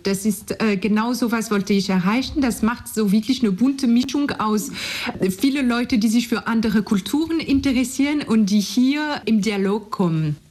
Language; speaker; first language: German; non-native, fluent; French